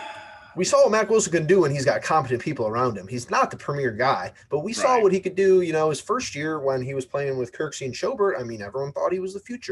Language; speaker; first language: English; native; English